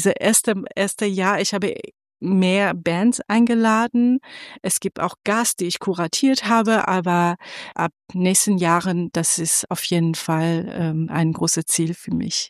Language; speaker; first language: German; non-native, fluent; Persian